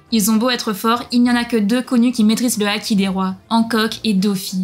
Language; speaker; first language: French; native; French